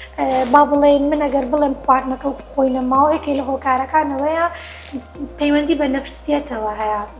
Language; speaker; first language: Central Kurdish; native; Central Kurdish